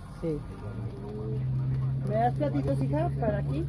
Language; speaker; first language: Spanish; native; Spanish